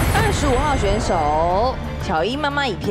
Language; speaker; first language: Chinese; native; Chinese